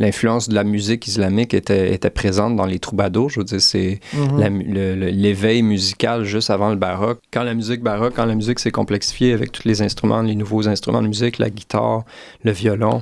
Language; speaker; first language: French; native; French